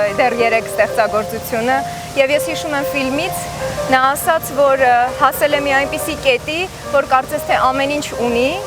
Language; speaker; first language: Armenian; native; Armenian